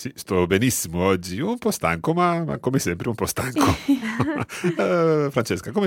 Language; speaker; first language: Italian; non-native, fluent; English